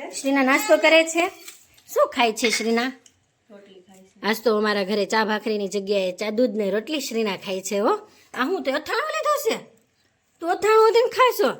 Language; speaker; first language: Gujarati; native; Gujarati